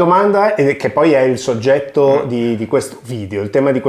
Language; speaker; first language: Italian; native; Italian